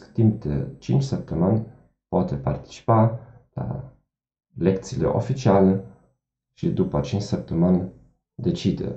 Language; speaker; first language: Romanian; non-native, fluent; German